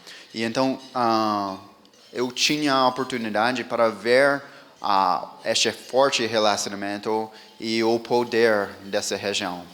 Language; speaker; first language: Portuguese; non-native, fluent; English